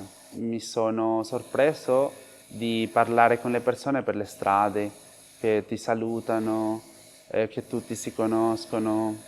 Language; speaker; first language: Italian; non-native, fluent; Spanish